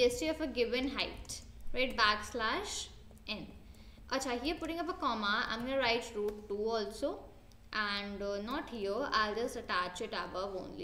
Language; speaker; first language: English; non-native, local second language; Hindi